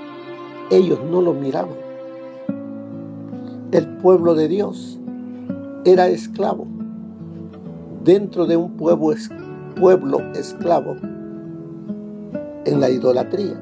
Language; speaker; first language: Spanish; native; Spanish